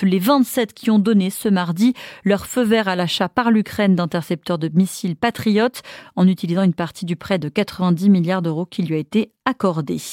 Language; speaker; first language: French; native; French